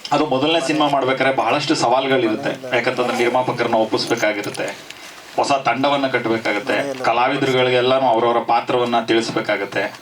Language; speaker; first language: Kannada; native; Kannada